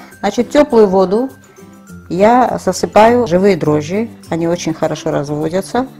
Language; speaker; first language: Russian; non-native, local second language; Georgian